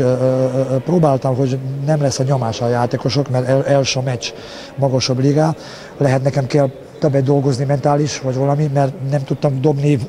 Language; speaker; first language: Hungarian; non-native, learner; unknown